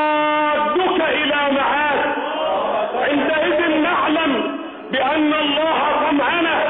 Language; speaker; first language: Arabic; native; Arabic